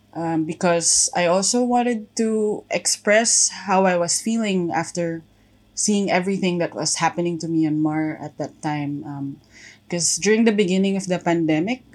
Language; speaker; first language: English; non-native, local second language; Filipino